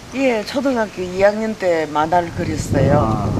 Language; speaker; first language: Korean; native; Korean